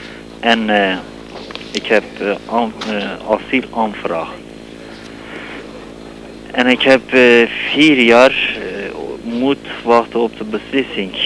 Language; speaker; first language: Dutch; non-native, learner; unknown